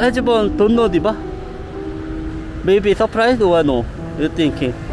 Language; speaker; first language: English; non-native, learner; Korean